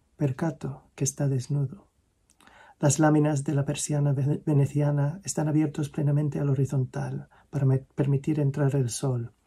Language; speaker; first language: Spanish; non-native, fluent; English